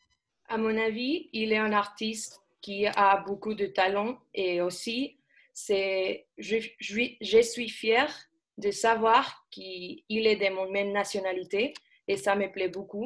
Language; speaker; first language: French; non-native, fluent; Spanish